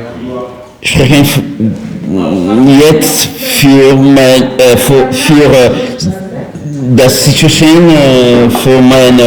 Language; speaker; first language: German; non-native, learner; French